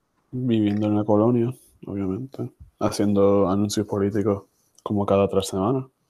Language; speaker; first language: Spanish; early bilingual, heritage; Spanish